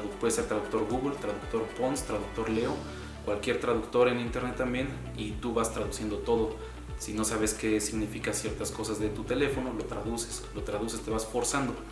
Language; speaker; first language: Spanish; native; Spanish